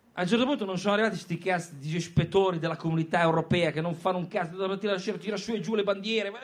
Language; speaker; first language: Italian; native; Italian